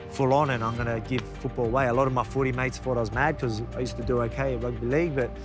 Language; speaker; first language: English; native; English